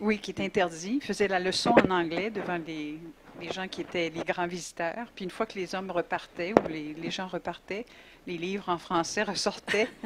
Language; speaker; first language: French; native; French